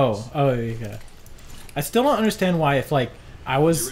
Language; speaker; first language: English; native; English